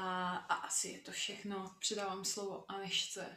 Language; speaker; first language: Czech; non-native, fluent; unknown